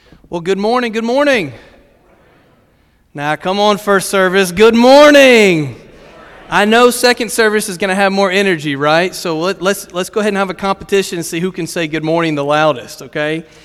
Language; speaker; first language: English; native; English